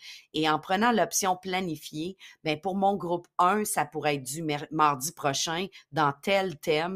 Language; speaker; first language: French; native; French